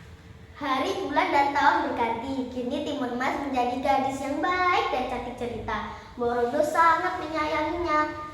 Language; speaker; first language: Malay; non-native, local second language; Javanese